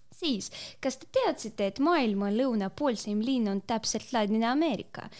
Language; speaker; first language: Estonian; non-native, local second language; Russian